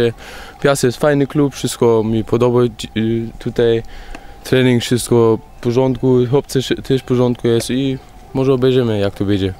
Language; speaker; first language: Polish; early bilingual, heritage; Polish